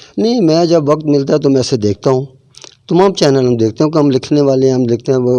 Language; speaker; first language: Urdu; non-native, local second language; Punjabi